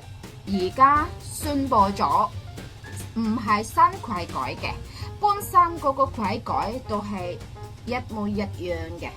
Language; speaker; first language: Cantonese; non-native, fluent; Indonesian